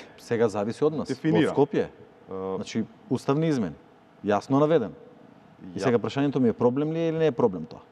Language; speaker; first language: Macedonian; native; Macedonian